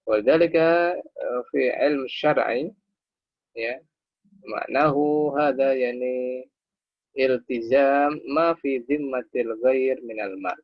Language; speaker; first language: Arabic; non-native, fluent; Indonesian